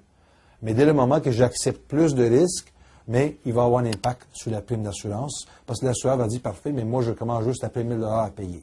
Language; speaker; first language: French; native; French